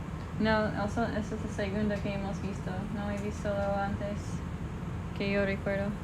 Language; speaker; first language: Spanish; non-native, fluent; English